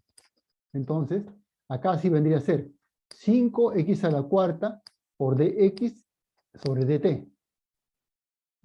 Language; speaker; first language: Spanish; native; Spanish